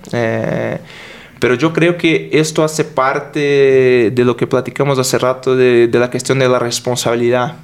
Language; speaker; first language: Spanish; non-native, fluent; Portuguese